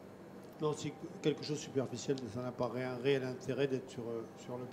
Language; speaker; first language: French; native; French